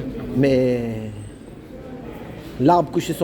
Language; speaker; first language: French; native; French